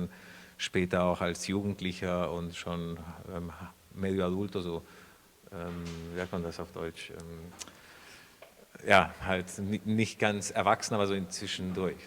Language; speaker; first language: German; non-native, fluent; Spanish